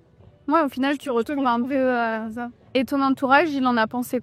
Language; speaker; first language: French; native; French